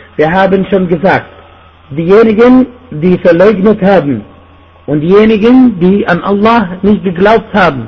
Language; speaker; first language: German; non-native, fluent; Arabic